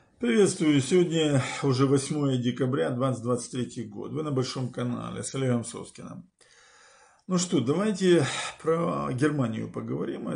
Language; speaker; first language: Russian; native; Russian